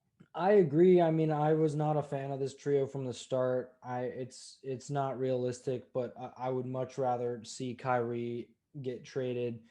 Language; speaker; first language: English; native; English